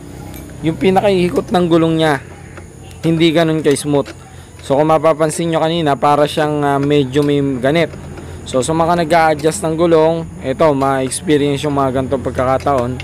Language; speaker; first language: Filipino; native; Filipino